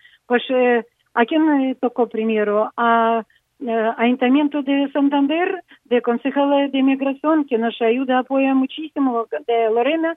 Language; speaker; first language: Spanish; non-native, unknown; Ukrainian